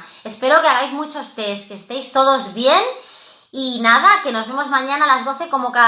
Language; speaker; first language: Spanish; native; Spanish